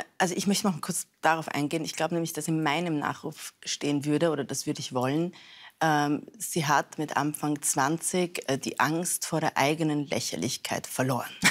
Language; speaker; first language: German; early bilingual, other home language; Persian